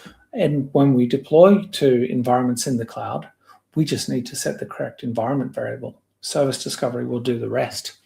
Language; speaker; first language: English; native; English